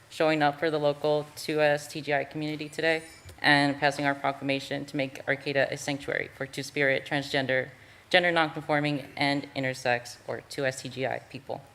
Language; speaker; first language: English; native; English